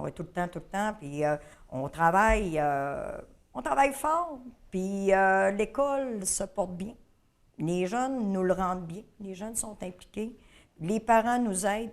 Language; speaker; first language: French; native; French